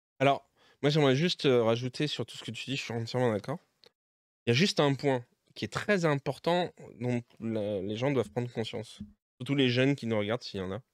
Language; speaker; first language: French; native; French